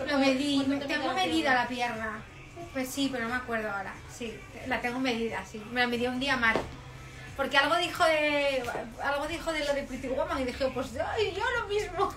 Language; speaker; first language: Spanish; native; Spanish